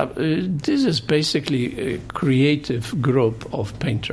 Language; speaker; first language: English; non-native, fluent; Polish